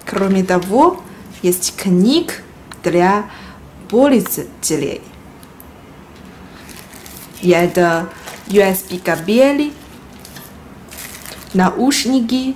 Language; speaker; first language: Russian; non-native, learner; Chinese